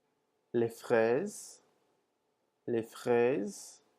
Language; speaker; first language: French; non-native, fluent; English